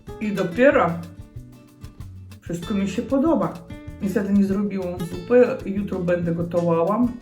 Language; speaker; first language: Polish; non-native, learner; Russian